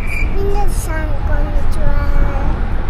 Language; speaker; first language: Japanese; early bilingual, other home language; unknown